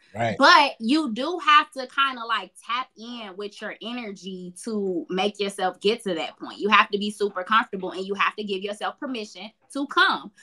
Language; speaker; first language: English; native; English